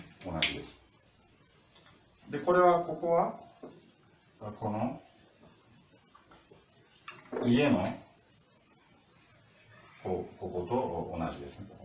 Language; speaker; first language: Japanese; non-native, fluent; Russian